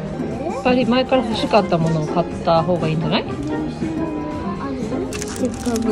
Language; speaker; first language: Japanese; native; Japanese